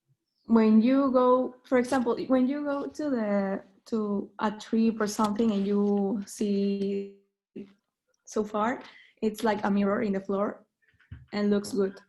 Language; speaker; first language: English; non-native, learner; Spanish